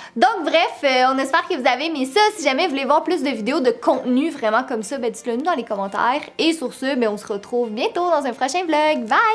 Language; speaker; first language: French; native; French